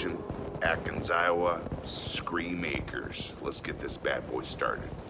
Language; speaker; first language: English; native; English